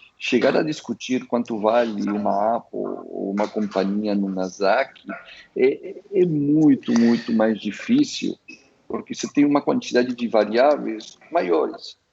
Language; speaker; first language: Portuguese; early bilingual, other home language; Spanish